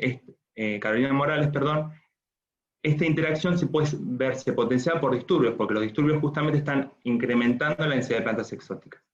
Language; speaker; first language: Spanish; native; Spanish